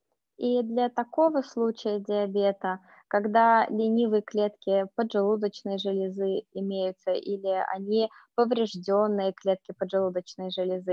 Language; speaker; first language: Russian; native; Russian